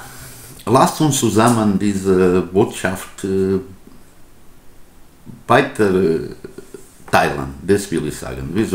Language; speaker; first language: German; non-native, learner; Portuguese